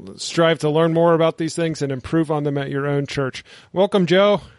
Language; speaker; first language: English; native; English